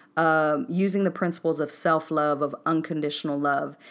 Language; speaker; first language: English; native; English